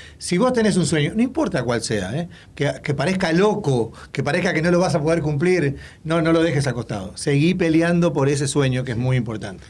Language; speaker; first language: Spanish; native; Spanish